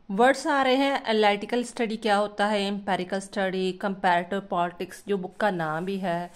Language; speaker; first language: Hindi; non-native, local second language; Punjabi